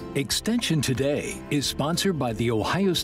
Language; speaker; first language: English; native; English